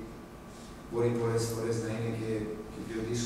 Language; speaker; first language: Greek; non-native, fluent; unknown